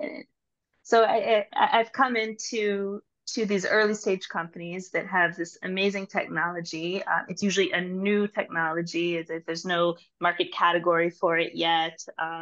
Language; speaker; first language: English; native; English